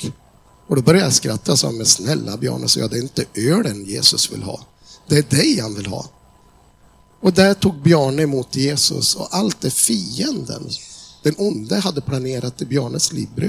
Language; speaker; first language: Swedish; native; Swedish